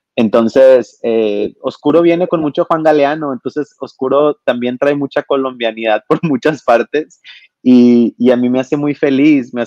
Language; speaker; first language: Spanish; native; Spanish